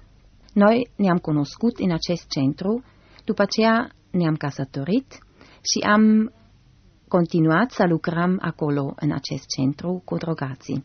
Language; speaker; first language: Romanian; non-native, fluent; German